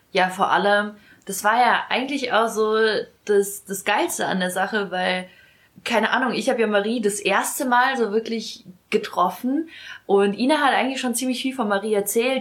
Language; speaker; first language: German; early bilingual, other home language; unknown